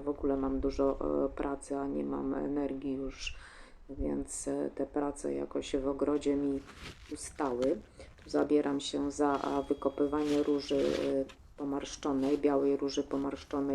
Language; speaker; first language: Polish; native; Polish